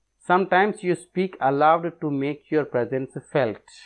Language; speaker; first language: English; non-native, local second language; Telugu